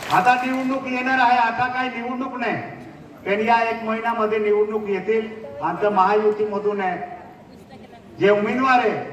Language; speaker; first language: Marathi; non-native, local second language; Bhili